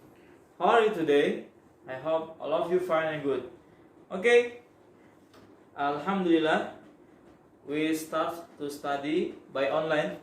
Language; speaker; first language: English; non-native, learner; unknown